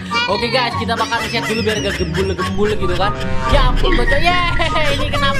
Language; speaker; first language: Indonesian; native; Indonesian